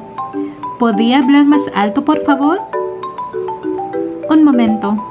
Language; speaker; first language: Spanish; non-native, learner; Filipino